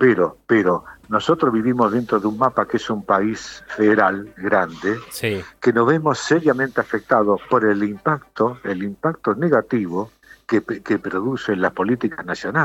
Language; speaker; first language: Spanish; native; Spanish